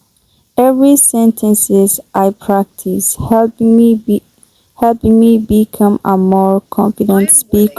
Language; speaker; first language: English; non-native, learner; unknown